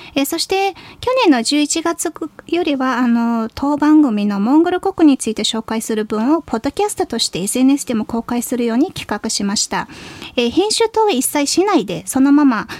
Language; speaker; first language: Japanese; non-native, fluent; Mongolian